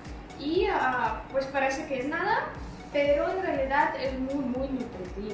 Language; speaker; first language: Spanish; non-native, fluent; Russian